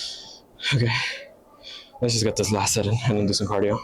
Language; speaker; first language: English; native; English